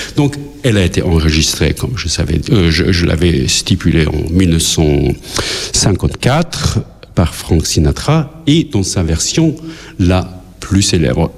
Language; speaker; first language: French; non-native, fluent; Albanian